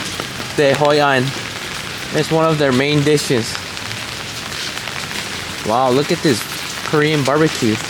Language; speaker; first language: English; non-native, fluent; Spanish